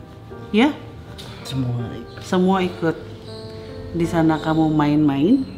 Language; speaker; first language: Indonesian; native; Indonesian